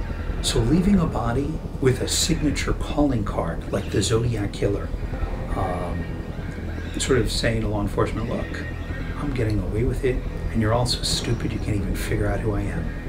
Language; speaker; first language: English; native; English